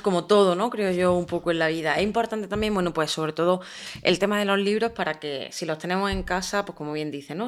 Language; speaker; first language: Spanish; native; Spanish